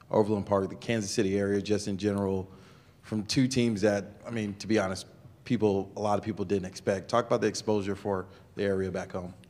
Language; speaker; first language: English; native; English